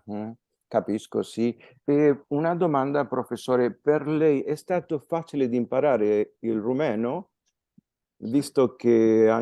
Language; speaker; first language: Italian; non-native, fluent; Spanish